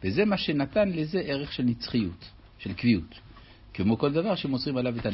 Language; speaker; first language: Hebrew; native; Hebrew